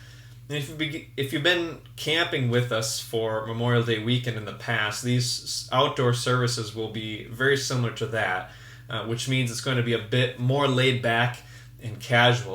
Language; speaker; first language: English; native; English